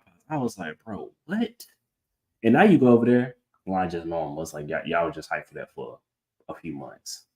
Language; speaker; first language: English; native; English